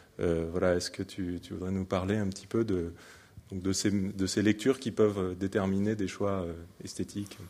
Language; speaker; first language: French; native; French